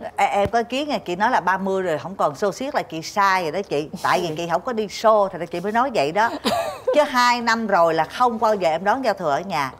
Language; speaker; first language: Vietnamese; native; Vietnamese